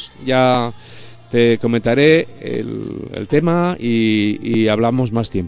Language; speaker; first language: Spanish; native; Spanish